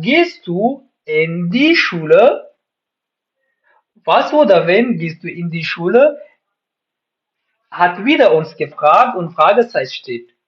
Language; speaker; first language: German; non-native, fluent; Pashto